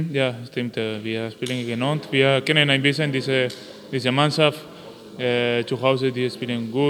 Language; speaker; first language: German; non-native, learner; Spanish